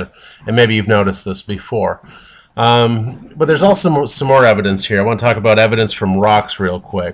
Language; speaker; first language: English; native; English